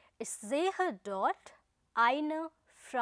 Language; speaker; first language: German; non-native, fluent; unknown